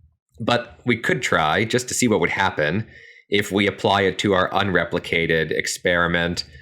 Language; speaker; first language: English; native; English